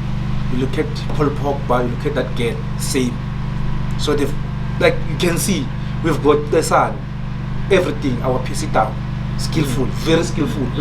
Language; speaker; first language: English; non-native, local second language; Zulu